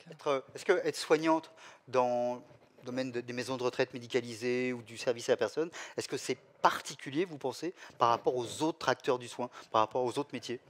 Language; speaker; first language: French; native; French